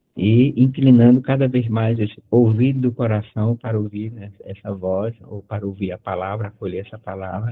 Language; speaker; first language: Portuguese; native; Portuguese